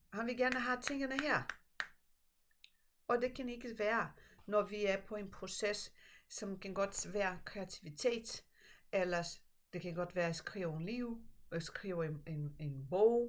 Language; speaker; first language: Danish; non-native, fluent; Portuguese